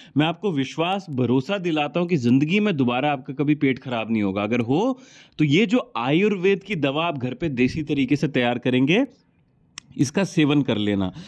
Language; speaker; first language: Hindi; native; Hindi